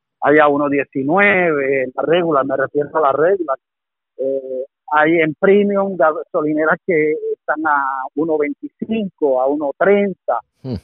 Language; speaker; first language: Spanish; native; Spanish